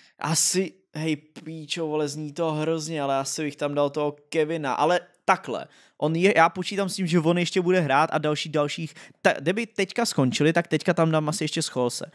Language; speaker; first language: Czech; native; Czech